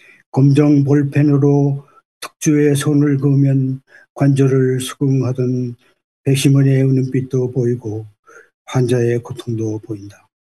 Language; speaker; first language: Korean; native; Korean